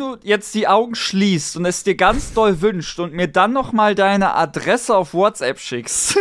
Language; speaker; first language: German; native; German